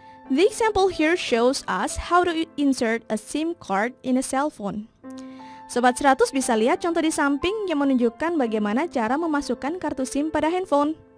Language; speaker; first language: English; non-native, fluent; Indonesian